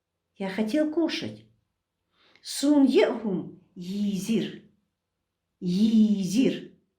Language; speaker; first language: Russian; non-native, local second language; Chechen